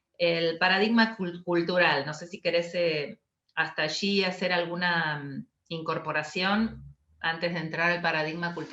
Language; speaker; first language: Spanish; native; Spanish